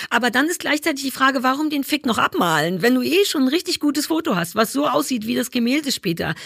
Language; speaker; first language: German; native; German